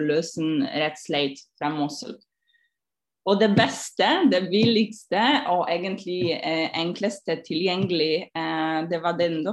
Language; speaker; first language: Norwegian; non-native, fluent; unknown